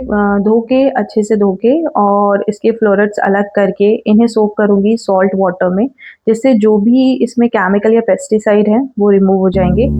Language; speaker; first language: Hindi; native; Hindi